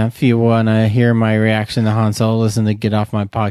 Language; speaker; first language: English; native; English